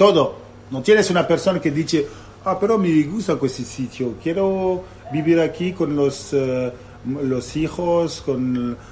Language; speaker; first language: Spanish; non-native, learner; Italian